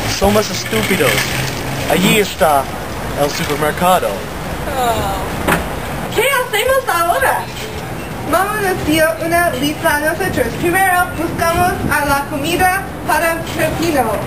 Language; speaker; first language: Spanish; non-native, learner; English